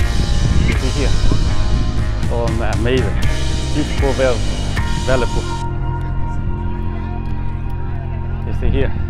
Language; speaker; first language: English; non-native, learner; Chinese